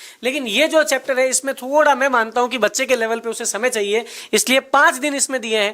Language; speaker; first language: Hindi; native; Hindi